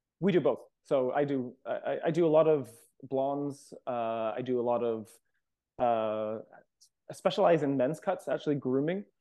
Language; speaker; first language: English; native; English